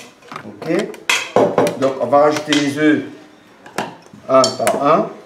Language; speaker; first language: French; native; French